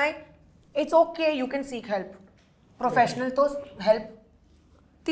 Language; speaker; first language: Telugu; non-native, learner; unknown